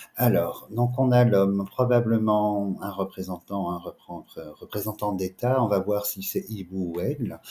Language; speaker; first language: French; native; French